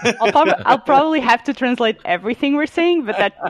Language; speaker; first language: English; non-native, fluent; Portuguese